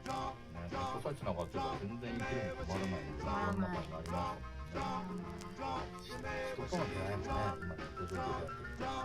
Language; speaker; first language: Japanese; native; Japanese